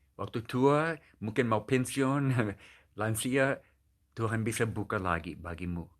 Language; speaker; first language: Indonesian; non-native, fluent; English